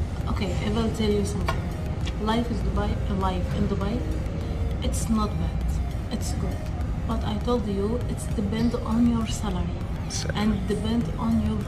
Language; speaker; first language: English; non-native, learner; Arabic